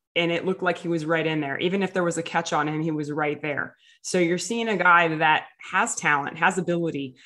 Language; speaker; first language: English; native; English